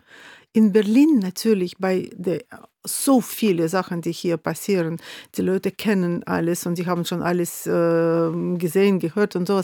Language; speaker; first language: German; non-native, fluent; Russian